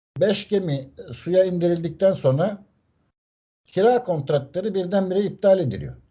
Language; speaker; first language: Turkish; native; Turkish